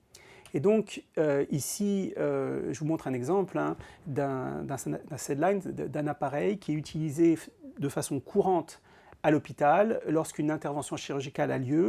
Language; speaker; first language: French; native; French